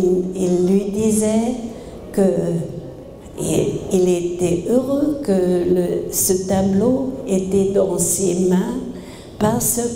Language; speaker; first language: French; non-native, fluent; German